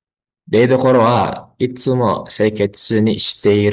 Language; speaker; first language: Japanese; non-native, learner; Indonesian